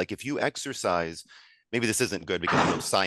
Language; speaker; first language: English; native; English